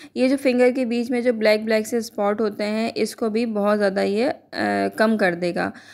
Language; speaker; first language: Hindi; native; Hindi